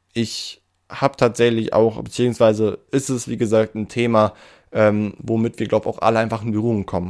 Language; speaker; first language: German; native; German